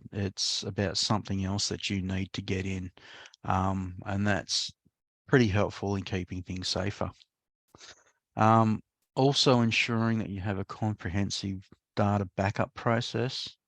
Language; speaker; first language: English; native; English